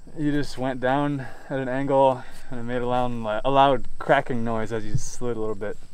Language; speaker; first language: English; native; English